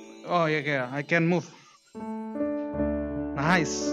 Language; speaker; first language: English; non-native, fluent; Indonesian